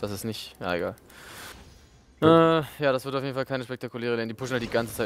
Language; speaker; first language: German; native; German